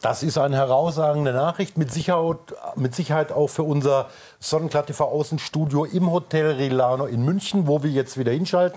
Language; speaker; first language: German; native; German